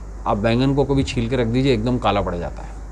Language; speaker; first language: Hindi; native; Hindi